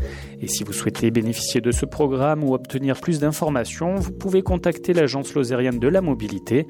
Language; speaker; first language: French; native; French